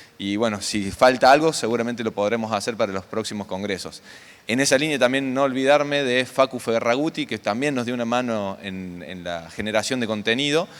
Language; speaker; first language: Spanish; native; Spanish